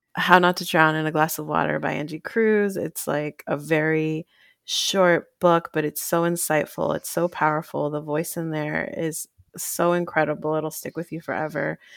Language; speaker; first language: English; early bilingual, other home language; Spanish